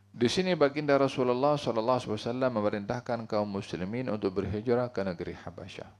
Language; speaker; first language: Malay; native; Malay